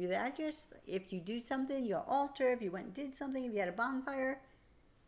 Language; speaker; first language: English; native; English